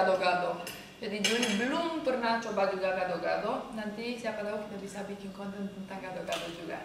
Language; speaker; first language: Indonesian; non-native, fluent; Romanian